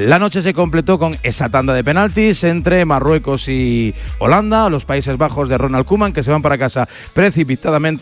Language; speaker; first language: Spanish; native; Spanish